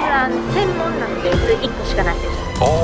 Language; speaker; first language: Japanese; native; Japanese